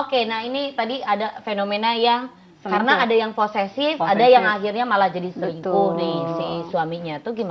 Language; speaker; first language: Indonesian; native; Indonesian